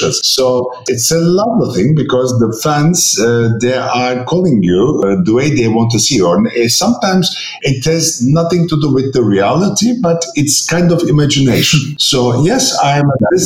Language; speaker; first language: English; non-native, fluent; Turkish